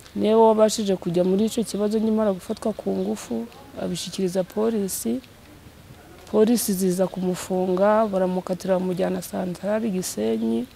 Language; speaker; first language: Kinyarwanda; native; Kinyarwanda